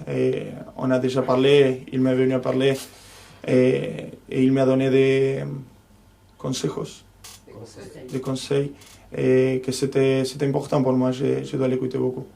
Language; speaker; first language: French; non-native, fluent; Spanish